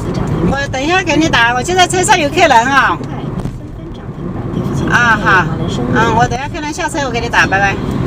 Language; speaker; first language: Chinese; non-native, local second language; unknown